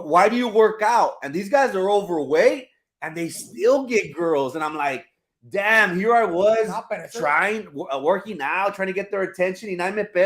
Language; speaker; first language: English; early bilingual, other home language; Spanish